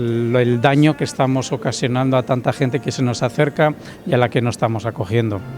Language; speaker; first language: Spanish; native; Spanish